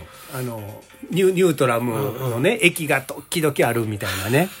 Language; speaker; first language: Japanese; native; Japanese